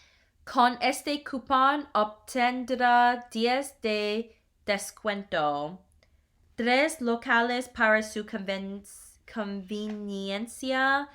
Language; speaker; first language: Spanish; non-native, learner; English